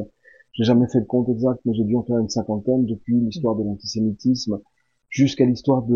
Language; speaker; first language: French; native; French